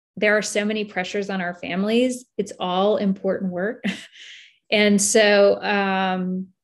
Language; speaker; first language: English; native; English